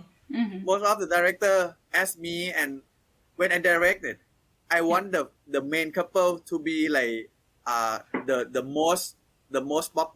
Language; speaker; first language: English; non-native, learner; Thai